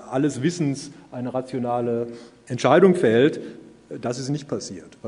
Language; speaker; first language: German; native; German